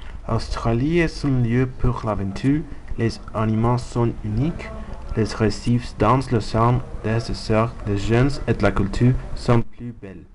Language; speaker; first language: French; non-native, learner; Spanish